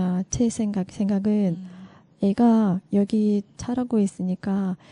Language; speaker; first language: Korean; non-native, learner; Russian